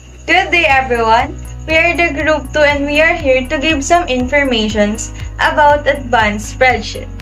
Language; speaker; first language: English; non-native, local second language; Filipino